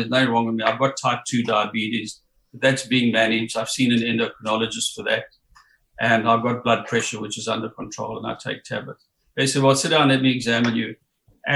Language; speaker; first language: English; native; English